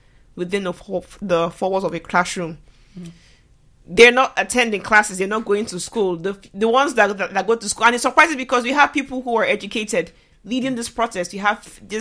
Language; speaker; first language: English; non-native, local second language; Igbo